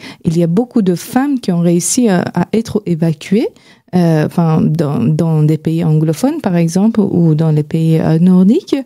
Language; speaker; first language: French; non-native, fluent; Persian